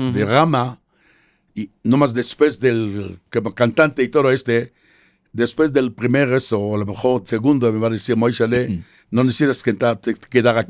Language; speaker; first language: Spanish; non-native, fluent; Hebrew